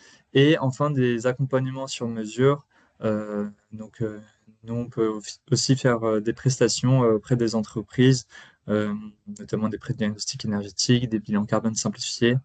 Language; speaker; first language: French; native; French